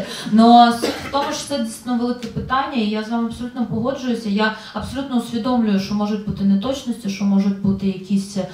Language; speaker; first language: Ukrainian; native; Ukrainian